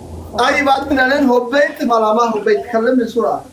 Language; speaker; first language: Arabic; non-native, learner; Oromo